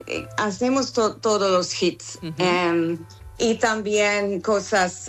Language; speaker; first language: Spanish; non-native, fluent; English